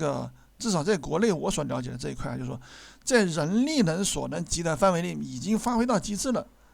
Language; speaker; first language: Chinese; native; Chinese